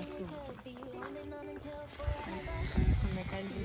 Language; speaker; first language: Japanese; native; Japanese